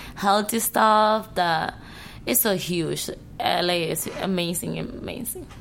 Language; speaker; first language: English; non-native, learner; Spanish